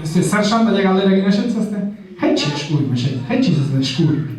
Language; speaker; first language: Basque; native; Basque